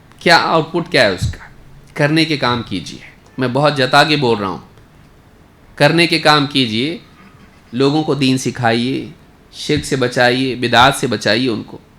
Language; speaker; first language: Urdu; native; Urdu